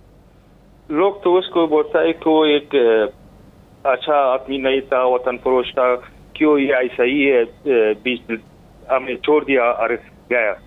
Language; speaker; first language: Hindi; non-native, learner; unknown